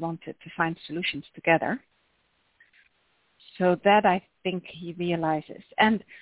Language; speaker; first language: English; non-native, fluent; Dutch